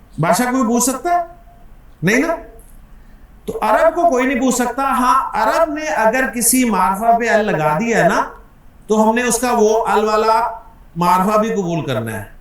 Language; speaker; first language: Urdu; non-native, local second language; Punjabi